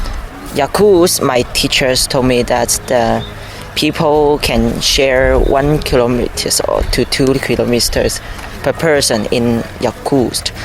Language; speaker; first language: English; non-native, learner; Cantonese